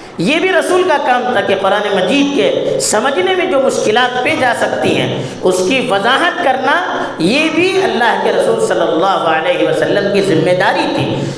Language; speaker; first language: Urdu; non-native, local second language; Konkani